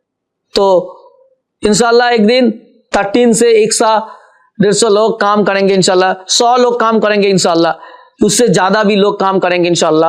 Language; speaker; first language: Hindi; non-native, local second language; Bangla